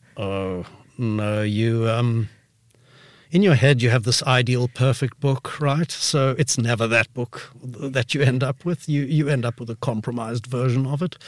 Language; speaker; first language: English; native; English